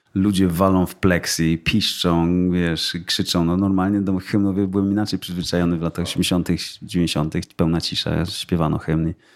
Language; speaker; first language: Polish; native; Polish